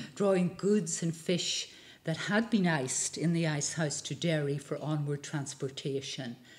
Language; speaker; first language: English; native; English